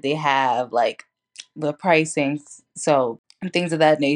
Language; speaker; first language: English; native; English